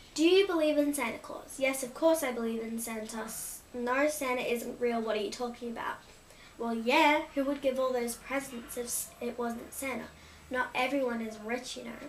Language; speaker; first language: English; native; English